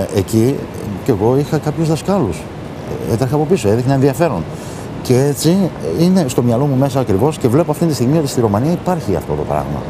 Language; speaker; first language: Greek; early bilingual, heritage; Greek